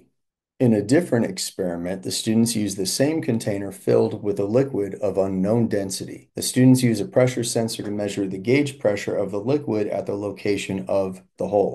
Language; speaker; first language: English; native; English